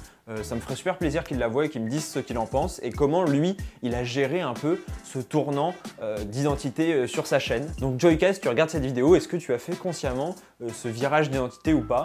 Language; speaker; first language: French; native; French